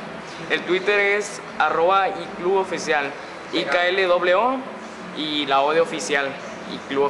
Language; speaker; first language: Spanish; native; Spanish